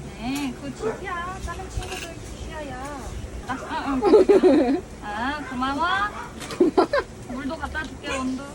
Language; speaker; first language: Korean; native; Korean